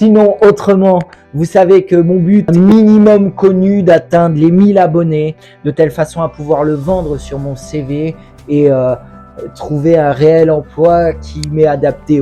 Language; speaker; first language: French; native; French